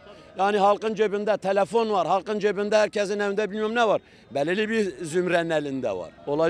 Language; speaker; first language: Turkish; native; Turkish